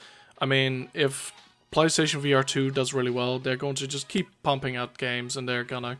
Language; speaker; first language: English; native; English